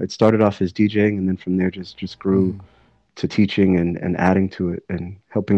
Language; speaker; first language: English; native; English